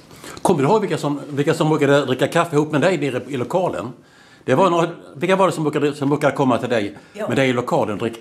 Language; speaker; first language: Swedish; native; Swedish